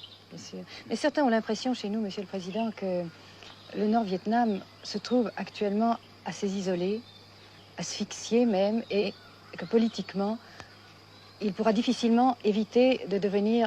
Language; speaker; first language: French; native; French